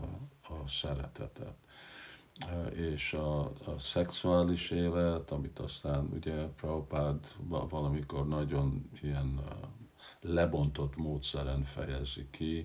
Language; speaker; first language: Hungarian; non-native, fluent; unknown